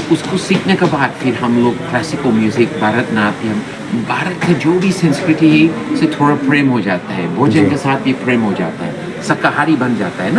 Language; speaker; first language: Hindi; non-native, fluent; English